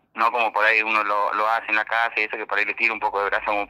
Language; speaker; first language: Spanish; native; Spanish